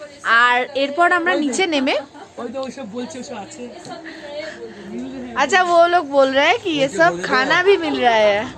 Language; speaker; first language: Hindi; non-native, local second language; Bangla